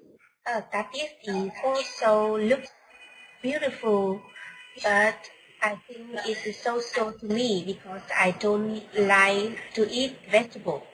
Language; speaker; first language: English; non-native, learner; Vietnamese